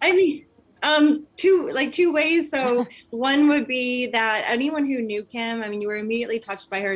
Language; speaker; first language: English; native; English